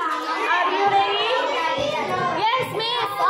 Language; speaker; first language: English; non-native, fluent; Indonesian